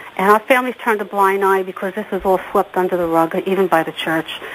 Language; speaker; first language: English; native; English